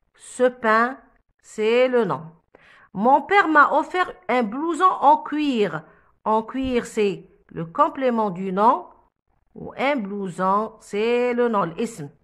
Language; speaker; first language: French; non-native, local second language; Arabic